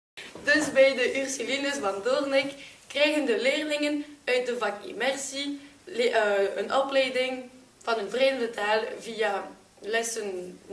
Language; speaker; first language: Dutch; non-native, local second language; French